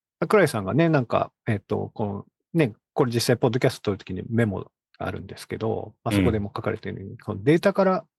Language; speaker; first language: Japanese; native; Japanese